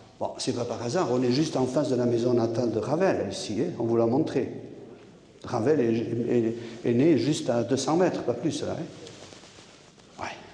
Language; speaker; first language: French; non-native, local second language; Basque